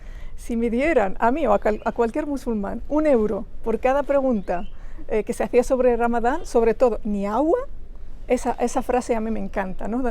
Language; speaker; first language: Spanish; early bilingual, other home language; Arabic